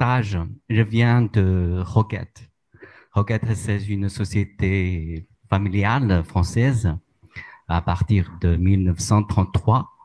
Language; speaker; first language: French; non-native, learner; Chinese